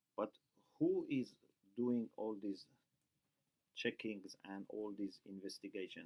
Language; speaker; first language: English; non-native, fluent; Persian